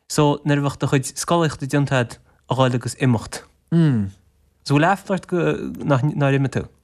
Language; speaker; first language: Irish; native; Irish